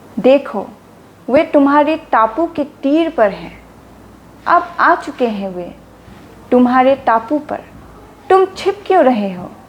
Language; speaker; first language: Hindi; non-native, local second language; Assamese